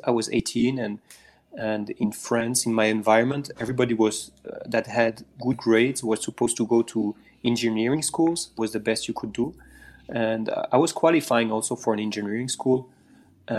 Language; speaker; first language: English; non-native, fluent; French